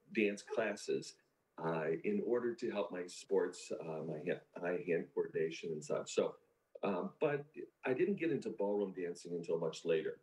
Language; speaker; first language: English; native; English